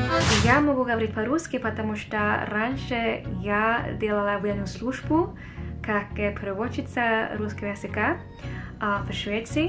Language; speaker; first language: Russian; non-native, fluent; Swedish